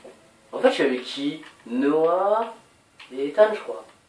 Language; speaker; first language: French; native; French